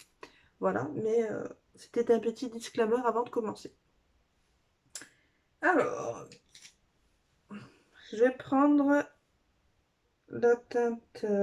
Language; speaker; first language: French; native; French